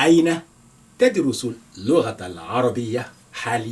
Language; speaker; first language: Arabic; non-native, fluent; Yoruba